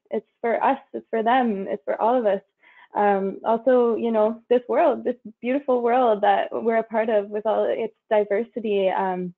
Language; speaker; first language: English; native; English